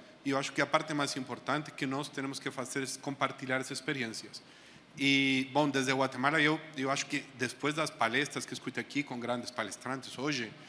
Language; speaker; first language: Portuguese; non-native, fluent; Spanish